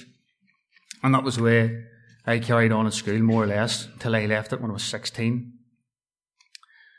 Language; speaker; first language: English; native; English